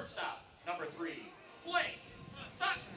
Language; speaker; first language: English; native; English